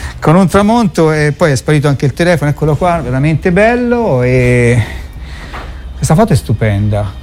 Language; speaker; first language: Italian; native; Italian